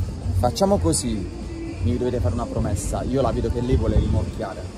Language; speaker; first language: Italian; native; Italian